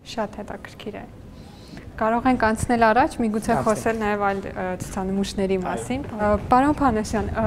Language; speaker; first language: Armenian; native; Armenian